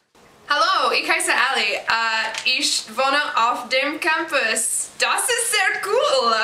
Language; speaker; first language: German; non-native, learner; English